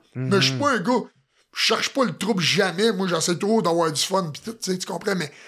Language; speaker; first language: French; native; French